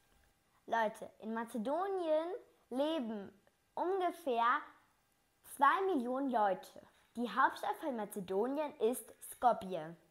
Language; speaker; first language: German; early bilingual, other home language; Macedonian